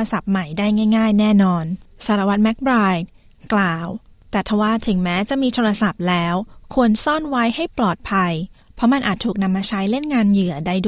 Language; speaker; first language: Thai; native; Thai